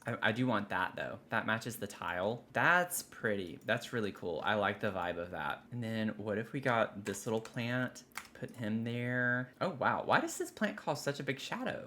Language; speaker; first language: English; native; English